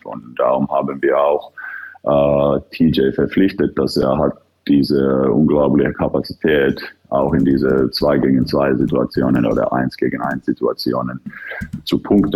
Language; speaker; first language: German; non-native, fluent; Finnish